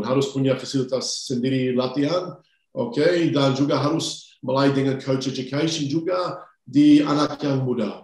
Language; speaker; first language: Indonesian; non-native, fluent; English